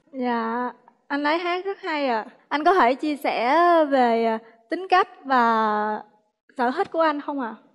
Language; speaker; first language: Vietnamese; native; Vietnamese